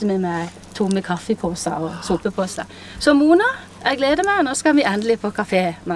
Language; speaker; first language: Norwegian; native; Norwegian